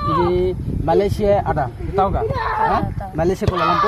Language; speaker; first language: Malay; non-native, learner; Bangla